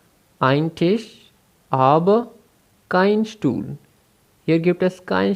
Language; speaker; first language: German; non-native, fluent; Urdu